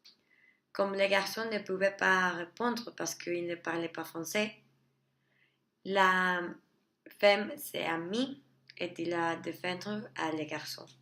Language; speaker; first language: French; non-native, learner; Spanish